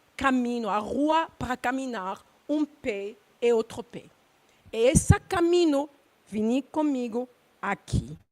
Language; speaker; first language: Portuguese; non-native, learner; Luba-Lulua